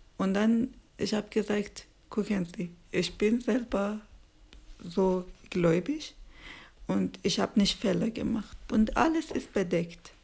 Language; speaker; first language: German; non-native, learner; Persian